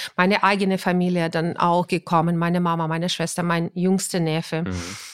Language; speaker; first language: German; non-native, fluent; Ukrainian